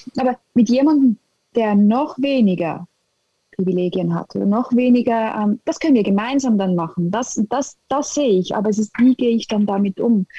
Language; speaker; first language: German; native; German